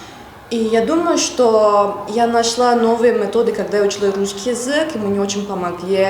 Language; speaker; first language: Russian; non-native, fluent; Turkish